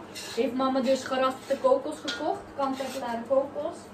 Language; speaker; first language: Dutch; native; Dutch